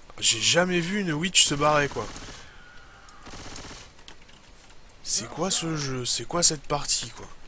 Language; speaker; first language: French; native; French